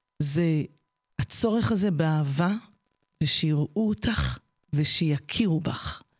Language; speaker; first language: Hebrew; native; Hebrew